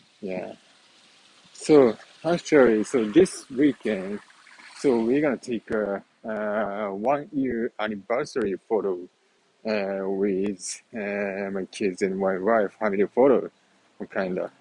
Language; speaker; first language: English; non-native, fluent; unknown